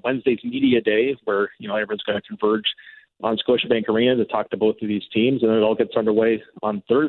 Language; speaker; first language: English; native; English